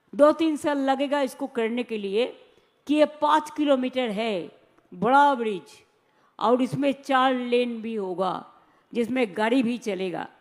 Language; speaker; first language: Hindi; non-native, local second language; Bangla